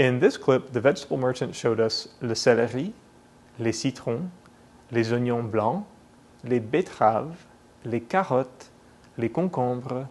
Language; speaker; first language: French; non-native, fluent; English